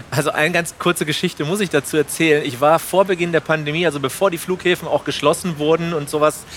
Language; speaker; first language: German; non-native, fluent; Spanish